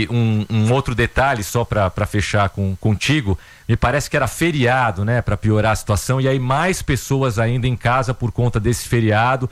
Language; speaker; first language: Portuguese; native; Portuguese